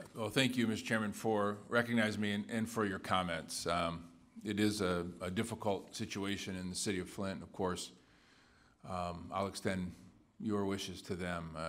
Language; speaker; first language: English; native; English